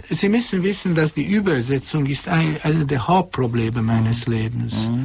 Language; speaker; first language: German; non-native, fluent; Hungarian